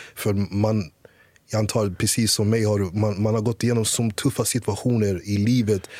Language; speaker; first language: Swedish; early bilingual, other home language; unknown